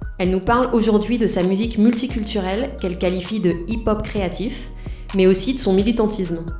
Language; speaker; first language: French; native; French